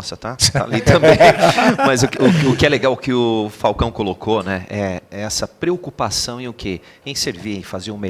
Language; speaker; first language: Portuguese; native; Portuguese